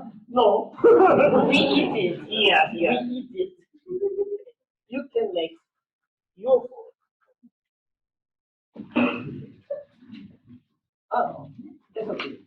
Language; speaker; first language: English; non-native, learner; Korean